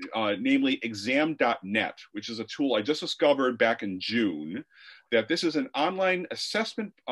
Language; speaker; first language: English; native; English